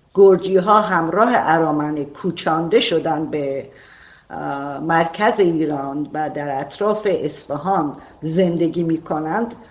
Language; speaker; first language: Persian; non-native, local second language; Armenian